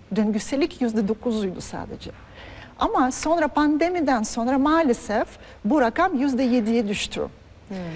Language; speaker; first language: Turkish; non-native, fluent; Russian